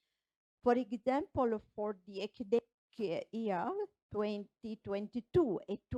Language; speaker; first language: English; non-native, fluent; Italian